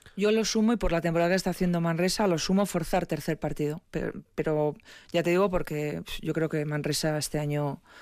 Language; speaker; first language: Spanish; native; Spanish